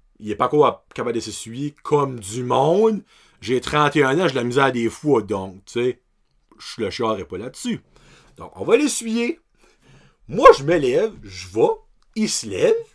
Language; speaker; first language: French; native; French